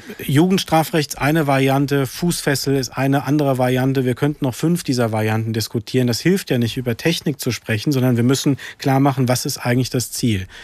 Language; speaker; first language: German; early bilingual, other home language; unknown